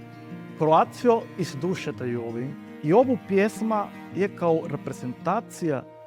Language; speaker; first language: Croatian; non-native, learner; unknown